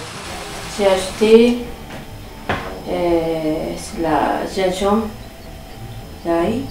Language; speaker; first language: French; non-native, learner; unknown